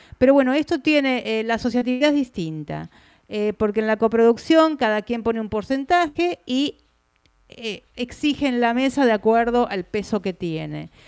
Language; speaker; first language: Spanish; native; Spanish